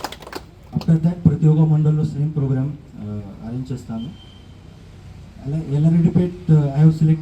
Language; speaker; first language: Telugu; non-native, learner; Hindi